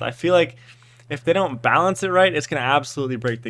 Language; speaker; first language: English; native; English